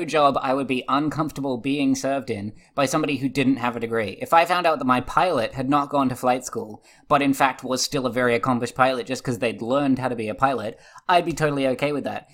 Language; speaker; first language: English; native; English